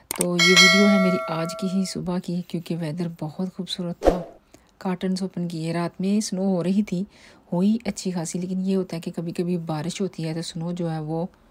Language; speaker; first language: Urdu; native; Urdu